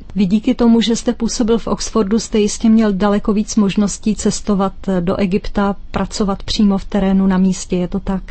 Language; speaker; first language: Czech; native; Czech